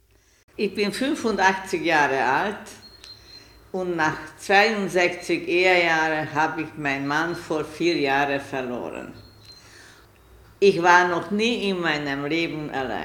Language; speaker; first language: German; non-native, learner; Hungarian